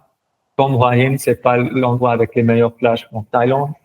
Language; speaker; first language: French; non-native, local second language; German